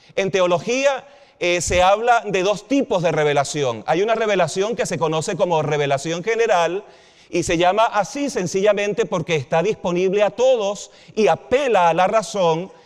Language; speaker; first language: Spanish; native; Spanish